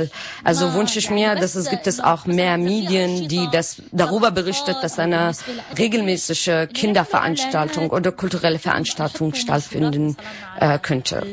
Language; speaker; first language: German; non-native, learner; Arabic